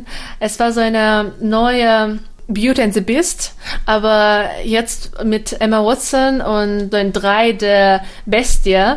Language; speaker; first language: German; non-native, fluent; Russian